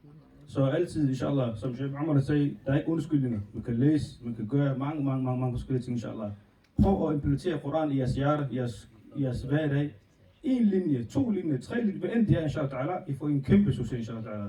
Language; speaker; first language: Danish; non-native, fluent; Somali